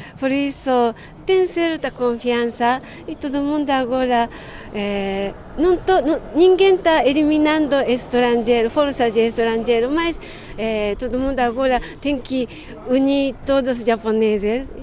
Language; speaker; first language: Portuguese; non-native, fluent; Japanese